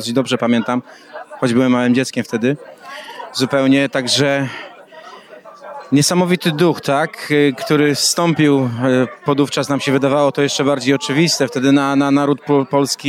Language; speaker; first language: Polish; native; Polish